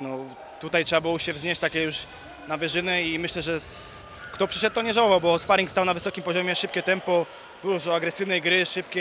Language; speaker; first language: Polish; native; Polish